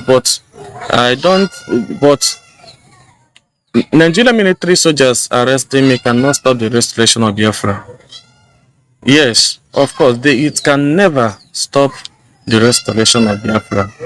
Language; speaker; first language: English; non-native, local second language; Igbo